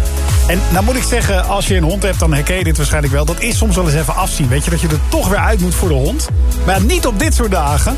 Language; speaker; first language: Dutch; native; Dutch